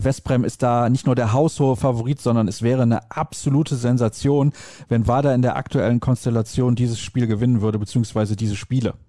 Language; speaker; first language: German; native; German